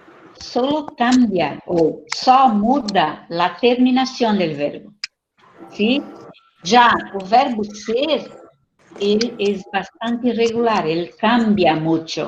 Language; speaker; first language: Spanish; non-native, fluent; Portuguese